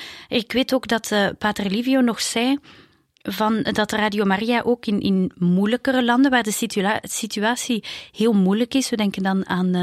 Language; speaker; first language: Dutch; native; Dutch